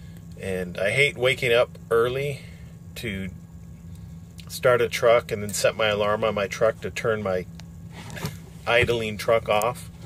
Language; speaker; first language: English; native; English